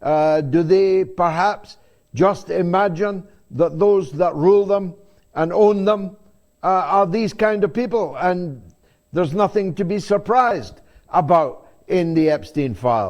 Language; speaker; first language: English; native; English